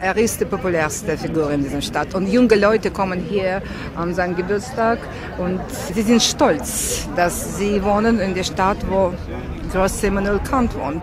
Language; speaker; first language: German; non-native, fluent; Russian